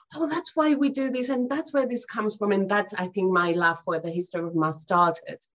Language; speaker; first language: English; non-native, fluent; Greek